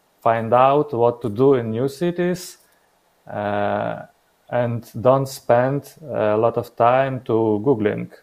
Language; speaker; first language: English; non-native, learner; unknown